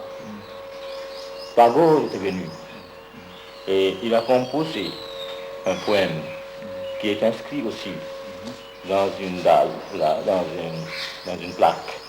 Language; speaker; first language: French; non-native, local second language; Bangla